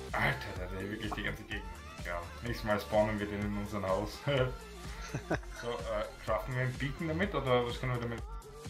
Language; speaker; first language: German; native; German